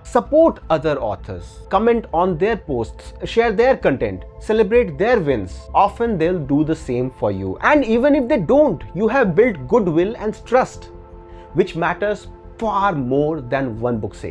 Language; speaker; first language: English; non-native, local second language; Hindi